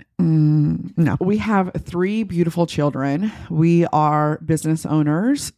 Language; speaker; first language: English; native; English